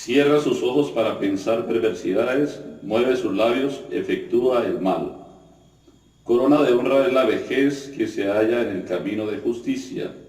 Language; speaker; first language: Spanish; native; Spanish